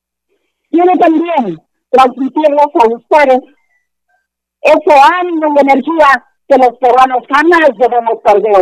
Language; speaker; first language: Spanish; native; Spanish